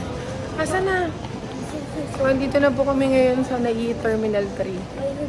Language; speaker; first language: Filipino; native; Filipino